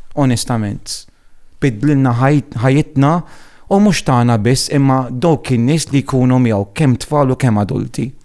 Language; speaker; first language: Maltese; non-native, fluent; Italian